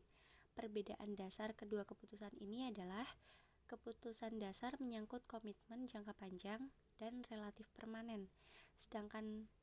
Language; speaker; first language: Indonesian; native; Indonesian